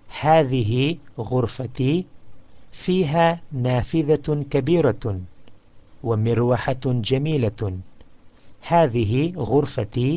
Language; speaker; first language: Arabic; non-native, fluent; English